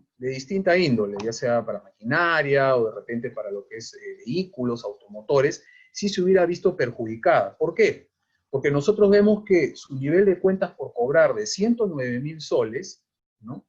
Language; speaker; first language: Spanish; native; Spanish